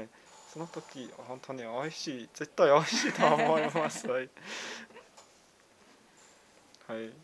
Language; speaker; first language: Japanese; non-native, learner; Mongolian